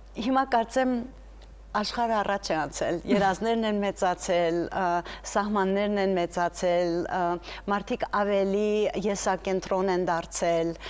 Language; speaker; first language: Armenian; native; Armenian